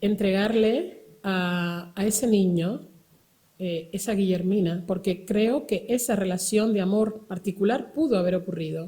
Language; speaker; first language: Spanish; native; Spanish